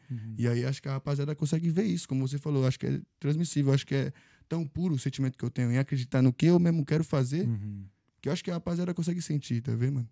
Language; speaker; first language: Portuguese; native; Portuguese